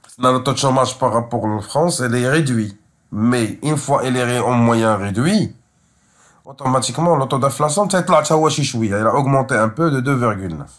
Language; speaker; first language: French; non-native, local second language; Arabic